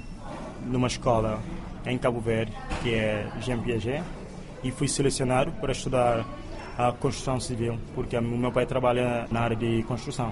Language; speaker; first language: Portuguese; non-native, local second language; Kabuverdianu